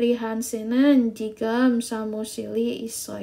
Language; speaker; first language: Korean; non-native, learner; Indonesian